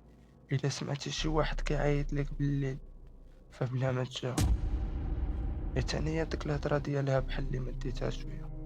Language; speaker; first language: Arabic; native; Arabic